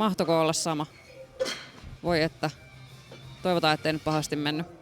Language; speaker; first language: Finnish; native; Finnish